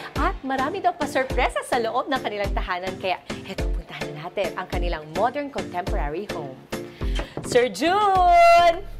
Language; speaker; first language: Filipino; native; Filipino